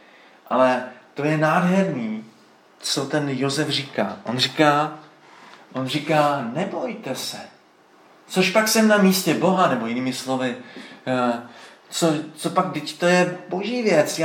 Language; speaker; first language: Czech; native; Czech